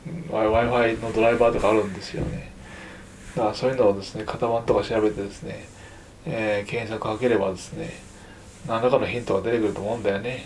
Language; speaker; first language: Japanese; native; Japanese